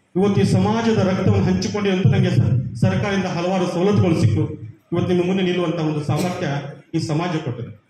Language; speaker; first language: Kannada; non-native, local second language; Lambadi